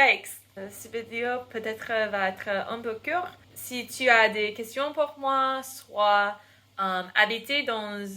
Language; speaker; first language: French; non-native, fluent; English